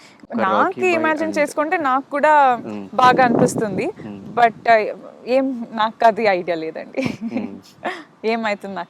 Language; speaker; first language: Telugu; non-native, local second language; Kannada